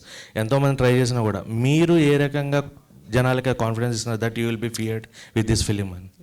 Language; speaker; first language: Telugu; native; Telugu